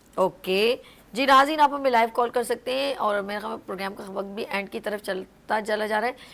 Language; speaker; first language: Urdu; native; Urdu